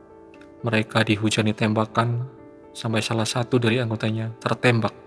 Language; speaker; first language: Indonesian; native; Indonesian